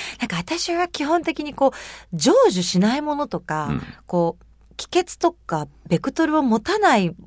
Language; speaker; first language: Japanese; native; Japanese